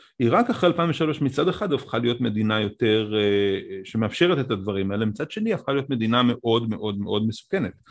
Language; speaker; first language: Hebrew; native; Hebrew